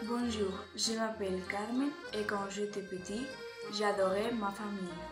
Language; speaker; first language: French; non-native, learner; Spanish